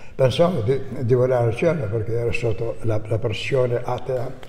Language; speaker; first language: Italian; non-native, fluent; Albanian